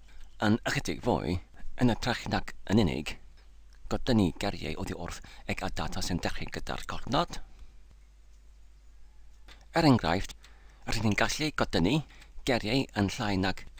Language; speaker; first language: Welsh; non-native, learner; English